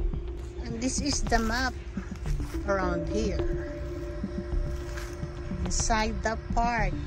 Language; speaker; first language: English; non-native, local second language; Filipino